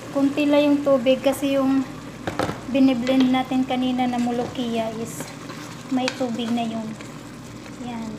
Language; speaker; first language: Filipino; non-native, local second language; Cebuano